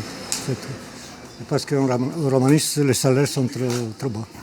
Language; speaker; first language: French; non-native, fluent; Romanian